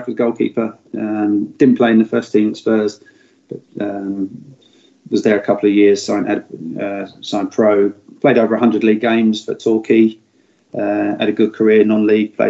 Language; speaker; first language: English; native; English